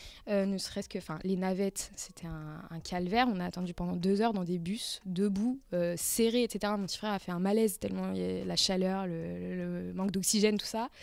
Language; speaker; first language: French; native; French